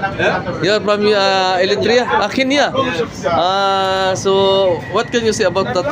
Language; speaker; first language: English; non-native, learner; Filipino